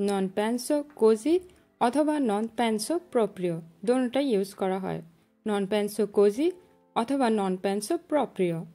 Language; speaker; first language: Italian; non-native, learner; Bangla